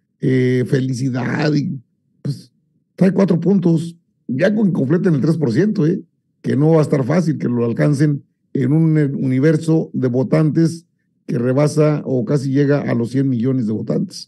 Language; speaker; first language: Spanish; native; Spanish